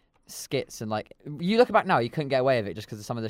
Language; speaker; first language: English; native; English